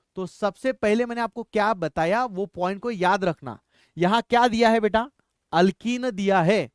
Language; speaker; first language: Hindi; non-native, local second language; Marathi